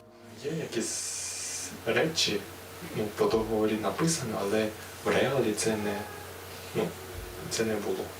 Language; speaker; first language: Ukrainian; non-native, learner; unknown